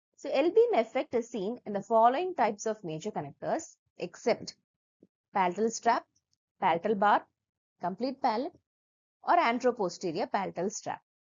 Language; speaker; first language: English; non-native, local second language; Malayalam